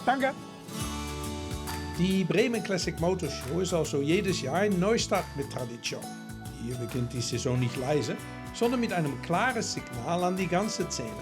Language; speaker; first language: German; native; German